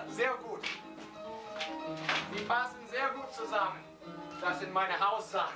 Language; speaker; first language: German; non-native, learner; English